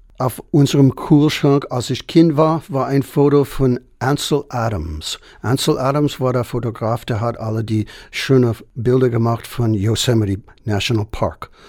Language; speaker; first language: German; non-native, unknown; English